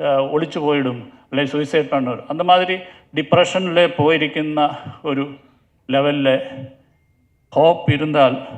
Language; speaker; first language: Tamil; non-native, learner; Malayalam